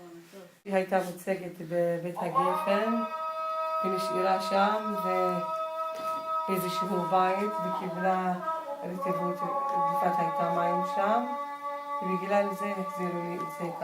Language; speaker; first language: Hebrew; non-native, local second language; Arabic